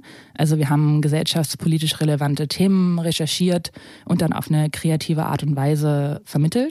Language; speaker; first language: German; native; German